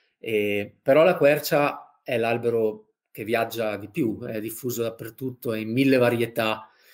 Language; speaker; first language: Italian; native; Italian